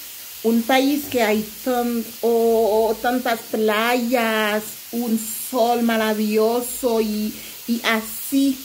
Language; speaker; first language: Spanish; non-native, local second language; Haitian Creole